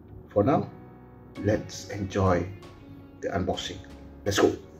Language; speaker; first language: English; non-native, local second language; Malay